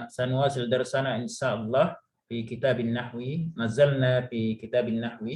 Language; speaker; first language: Arabic; non-native, fluent; Indonesian